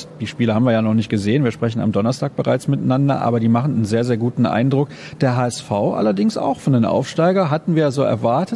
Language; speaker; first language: German; native; German